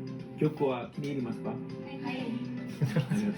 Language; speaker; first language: Japanese; non-native, learner; Korean